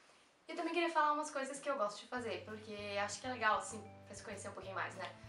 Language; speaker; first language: Portuguese; native; Portuguese